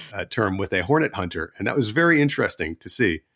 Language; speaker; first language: English; native; English